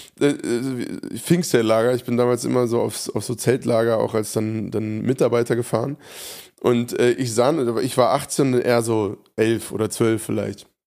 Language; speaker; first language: German; native; German